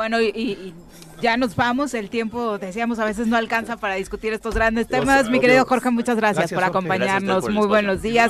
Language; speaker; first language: Spanish; native; Spanish